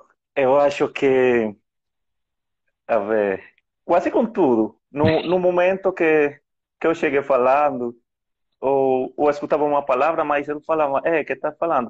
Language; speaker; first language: Portuguese; non-native, fluent; Spanish